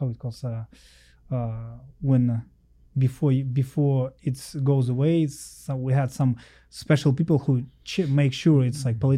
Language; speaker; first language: English; non-native, learner; Russian